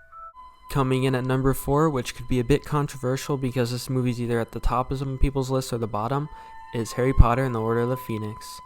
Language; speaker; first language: English; native; English